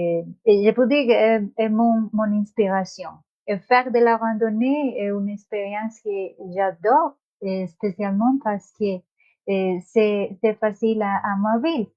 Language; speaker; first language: French; non-native, learner; Spanish